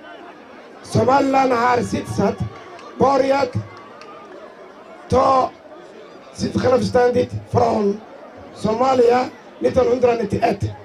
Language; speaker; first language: Swedish; non-native, learner; Somali